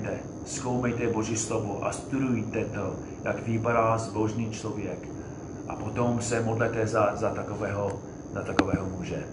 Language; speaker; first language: Czech; non-native, fluent; English